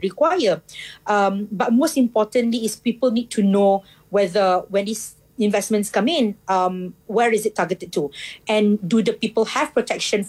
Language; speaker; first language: English; non-native, local second language; Malay